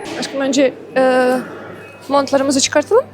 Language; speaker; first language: Turkish; non-native, fluent; Russian